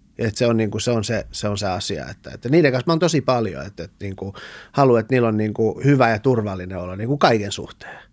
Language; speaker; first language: Finnish; early bilingual, other home language; Persian